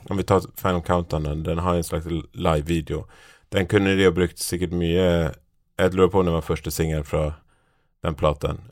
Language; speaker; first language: Norwegian; native; Norwegian